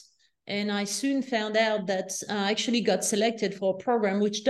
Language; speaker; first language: English; non-native, fluent; French